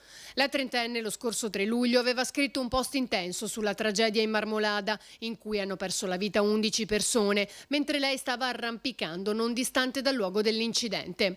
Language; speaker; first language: Italian; native; Italian